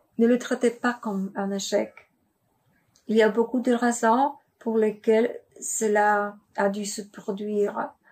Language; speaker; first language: French; non-native, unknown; Polish